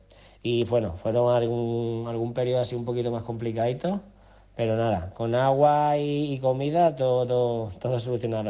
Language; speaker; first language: Spanish; native; Spanish